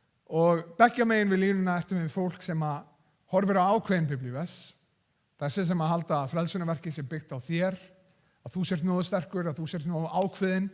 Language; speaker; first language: Icelandic; non-native, fluent; English